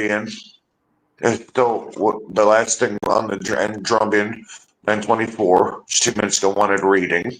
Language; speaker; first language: English; native; English